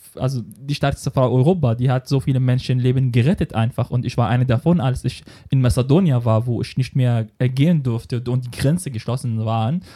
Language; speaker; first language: German; non-native, fluent; Arabic